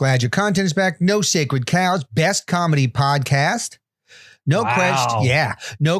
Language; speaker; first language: English; native; English